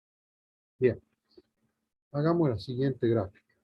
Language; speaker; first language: Spanish; native; Spanish